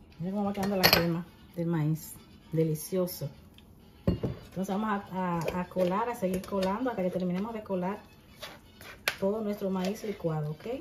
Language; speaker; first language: Spanish; native; Spanish